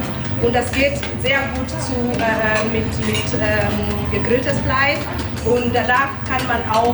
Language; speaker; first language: German; non-native, fluent; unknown